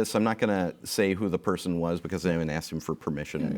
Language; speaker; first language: English; native; English